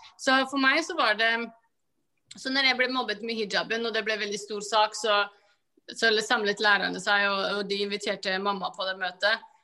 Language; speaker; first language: Norwegian; early bilingual, other home language; Somali